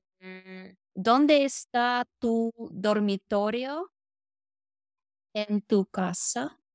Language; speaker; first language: Spanish; non-native, learner; English